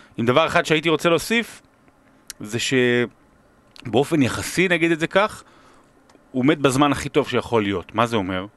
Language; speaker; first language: Hebrew; native; Hebrew